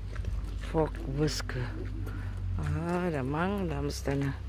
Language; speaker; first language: Danish; non-native, learner; Filipino